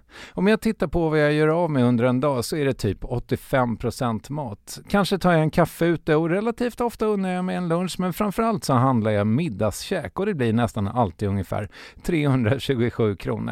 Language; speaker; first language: Swedish; native; Swedish